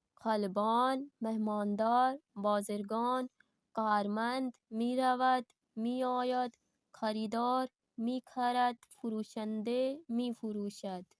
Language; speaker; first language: Persian; non-native, learner; Urdu